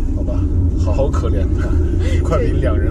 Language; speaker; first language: Chinese; native; Chinese